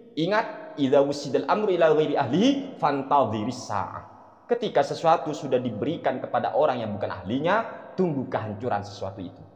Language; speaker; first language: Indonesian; non-native, local second language; Madurese